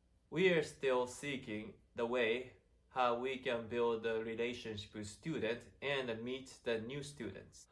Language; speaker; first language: English; non-native, fluent; Japanese